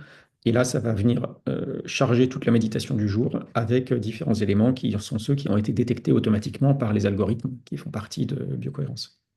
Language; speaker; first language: French; native; French